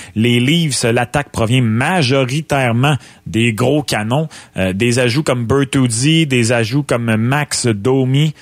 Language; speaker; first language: French; native; French